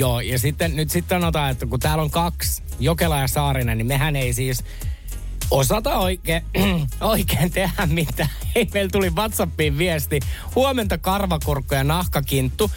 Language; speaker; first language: Finnish; native; Finnish